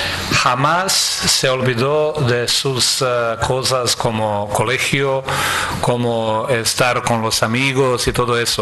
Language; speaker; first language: Spanish; non-native, fluent; Croatian